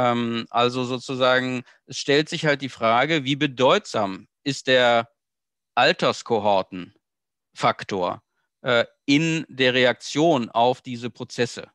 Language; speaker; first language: German; native; German